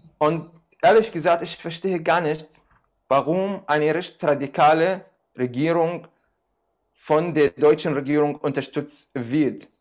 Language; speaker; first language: German; non-native, fluent; Arabic